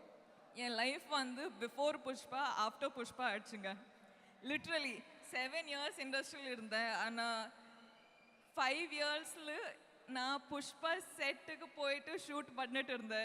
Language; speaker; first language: Tamil; non-native, local second language; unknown